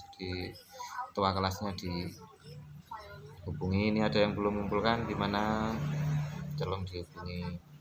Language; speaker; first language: Indonesian; non-native, local second language; Javanese